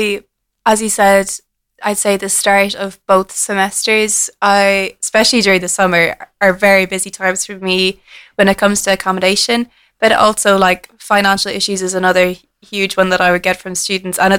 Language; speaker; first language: English; native; English